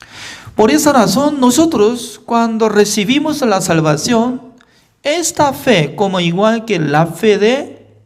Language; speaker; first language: Spanish; non-native, fluent; Korean